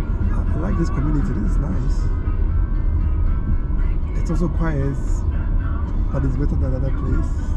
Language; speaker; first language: English; non-native, learner; German